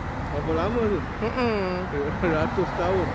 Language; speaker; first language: Malay; native; Malay